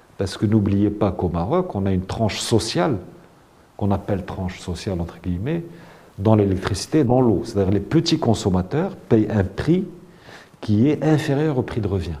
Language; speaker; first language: French; non-native, local second language; Arabic